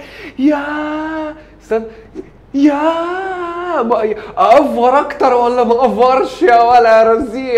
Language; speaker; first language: Arabic; native; Arabic